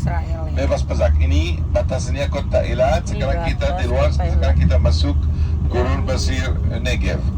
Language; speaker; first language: Indonesian; non-native, fluent; Arabic